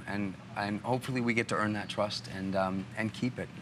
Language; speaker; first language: English; native; English